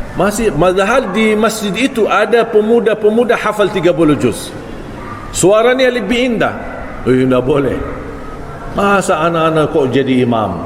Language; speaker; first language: Malay; non-native, fluent; Arabic